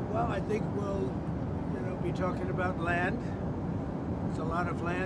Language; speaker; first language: English; native; English